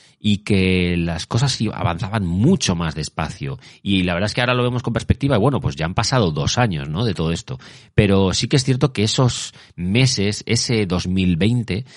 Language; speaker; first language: Spanish; native; Spanish